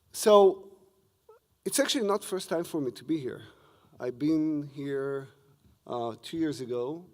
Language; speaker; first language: English; non-native, fluent; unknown